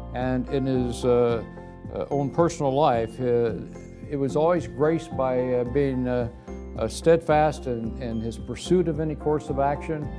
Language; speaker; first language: English; native; English